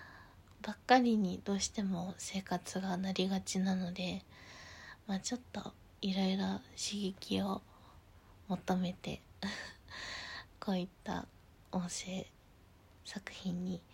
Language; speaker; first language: Japanese; native; Japanese